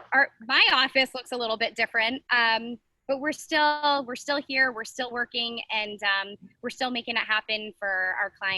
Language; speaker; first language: English; native; English